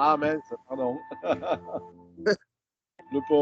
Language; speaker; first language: French; native; French